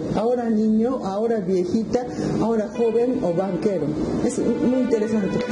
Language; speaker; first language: Spanish; non-native, fluent; Japanese